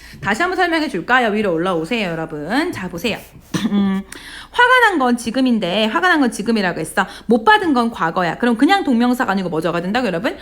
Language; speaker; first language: Korean; native; Korean